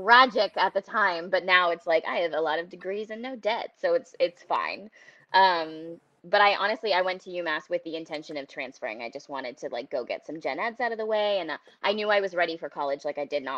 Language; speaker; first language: English; native; English